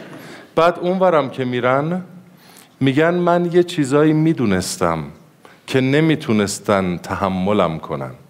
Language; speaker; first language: Persian; native; Persian